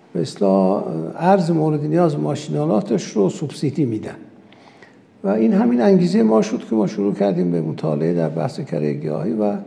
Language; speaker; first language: Persian; non-native, local second language; Azerbaijani